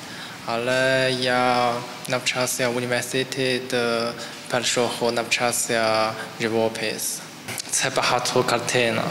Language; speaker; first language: Ukrainian; non-native, learner; Chinese